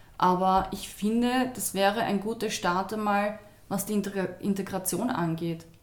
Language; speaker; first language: German; early bilingual, other home language; Turkish